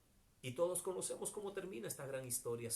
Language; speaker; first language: Spanish; native; Spanish